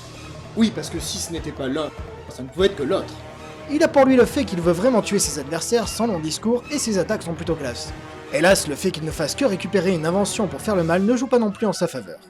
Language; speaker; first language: French; native; French